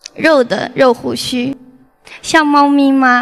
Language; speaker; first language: Chinese; native; Chinese